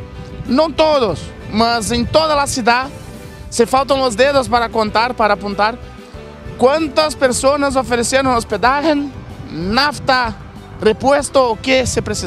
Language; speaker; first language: Spanish; non-native, learner; Portuguese